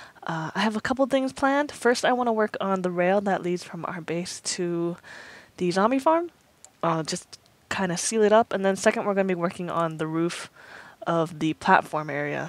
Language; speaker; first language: English; native; English